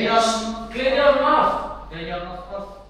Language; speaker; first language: English; non-native, learner; Indonesian